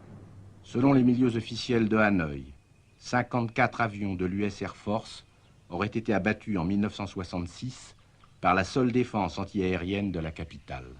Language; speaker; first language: French; native; French